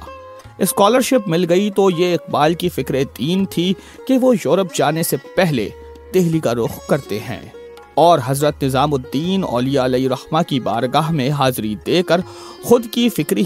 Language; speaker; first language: Urdu; native; Urdu